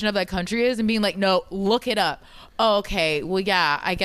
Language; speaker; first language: English; native; English